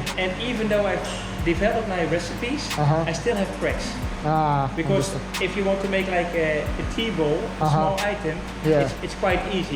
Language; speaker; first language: English; non-native, fluent; Dutch